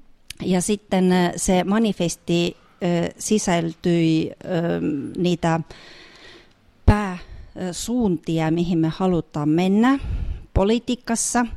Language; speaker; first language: Finnish; non-native, fluent; Russian